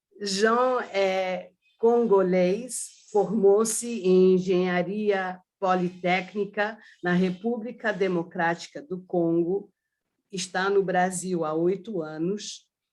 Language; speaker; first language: Portuguese; early bilingual, other home language; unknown